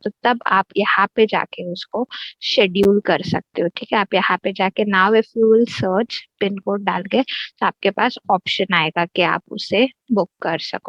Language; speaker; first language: Hindi; native; Hindi